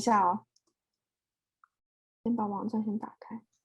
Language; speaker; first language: Chinese; native; Chinese